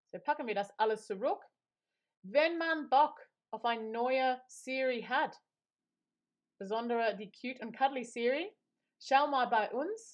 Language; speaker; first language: German; non-native, fluent; English